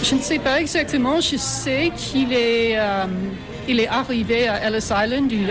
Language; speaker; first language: French; non-native, fluent; English